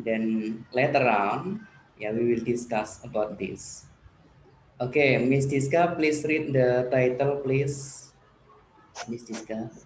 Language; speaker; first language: English; non-native, learner; Indonesian